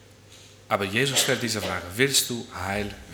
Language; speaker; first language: German; non-native, fluent; Dutch